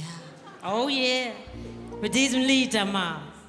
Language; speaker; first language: German; non-native, learner; English